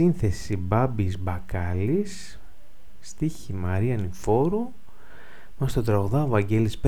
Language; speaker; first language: Greek; native; Greek